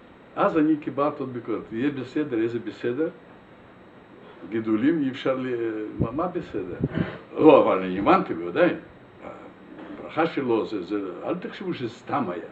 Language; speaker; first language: Hebrew; non-native, fluent; Russian